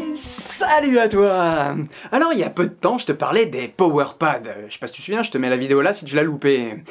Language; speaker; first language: French; native; French